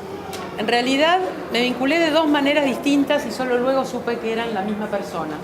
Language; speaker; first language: Spanish; native; Spanish